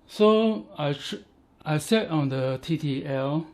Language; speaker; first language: English; non-native, learner; Chinese